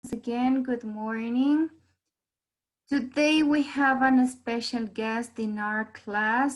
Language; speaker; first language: English; non-native, fluent; Spanish